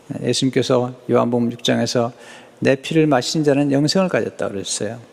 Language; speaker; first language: Korean; native; Korean